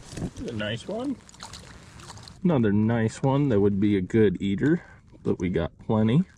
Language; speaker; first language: English; native; English